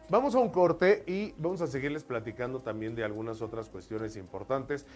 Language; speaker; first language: Spanish; native; Spanish